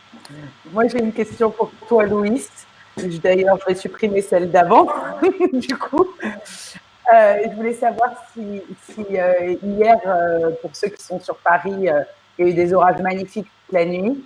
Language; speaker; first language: French; native; French